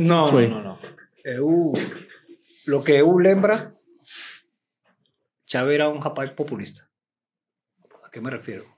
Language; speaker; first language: Portuguese; non-native, learner; Spanish